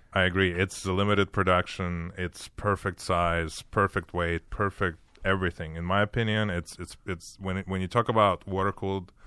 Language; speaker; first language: English; early bilingual, other home language; Ukrainian